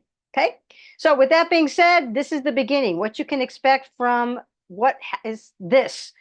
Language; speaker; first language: English; native; English